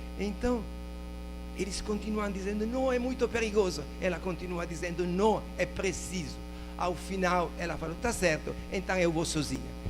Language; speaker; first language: Portuguese; non-native, fluent; Italian